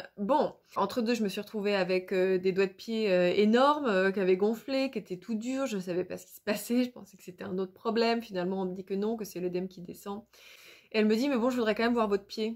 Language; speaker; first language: French; native; French